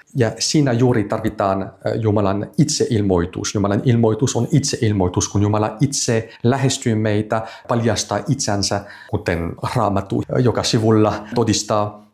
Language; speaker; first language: Finnish; non-native, fluent; French